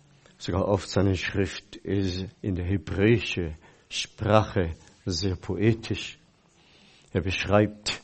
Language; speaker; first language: German; non-native, fluent; Chinese